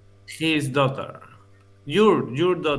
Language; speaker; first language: English; non-native, learner; Spanish